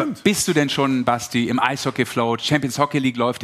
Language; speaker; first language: German; native; German